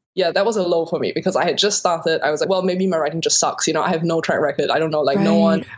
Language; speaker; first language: English; native; English